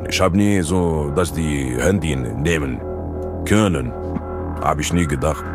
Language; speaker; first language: German; non-native, learner; French